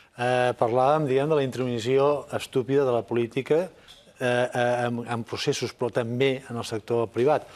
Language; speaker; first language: Catalan; native; Catalan